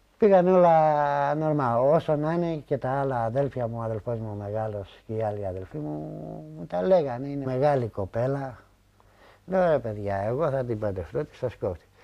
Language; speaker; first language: Greek; native; Greek